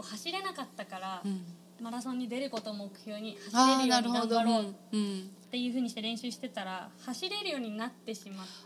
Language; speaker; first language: Japanese; native; Japanese